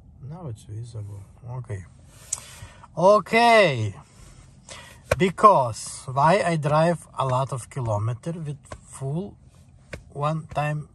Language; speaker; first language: English; non-native, learner; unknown